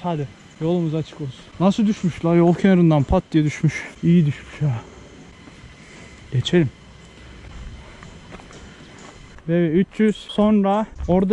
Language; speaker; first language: Turkish; native; Turkish